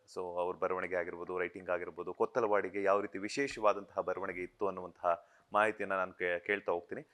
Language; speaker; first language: Kannada; native; Kannada